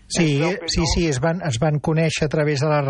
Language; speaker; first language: Catalan; native; Catalan